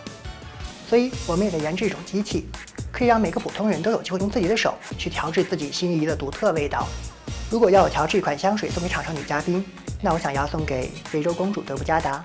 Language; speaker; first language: Chinese; native; Chinese